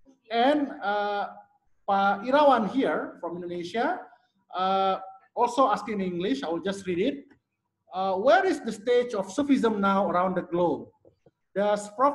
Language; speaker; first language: English; non-native, fluent; Indonesian